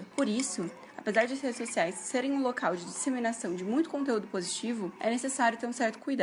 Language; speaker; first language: Portuguese; native; Portuguese